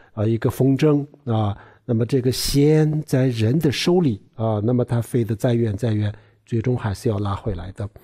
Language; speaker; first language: Chinese; non-native, local second language; Tibetan